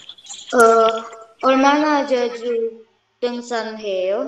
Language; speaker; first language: Korean; non-native, learner; Indonesian